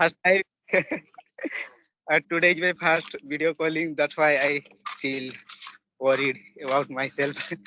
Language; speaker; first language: English; non-native, learner; Odia